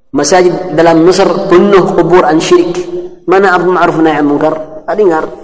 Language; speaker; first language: Malay; non-native, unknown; Arabic